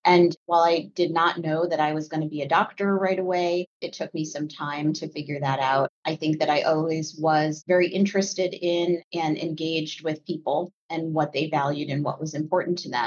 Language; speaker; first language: English; native; English